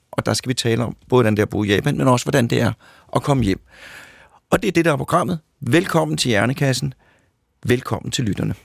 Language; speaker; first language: Danish; native; Danish